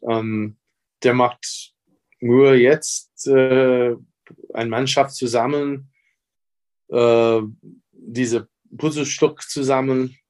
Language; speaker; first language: German; non-native, fluent; English